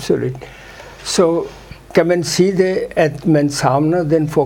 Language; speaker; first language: Danish; non-native, fluent; Urdu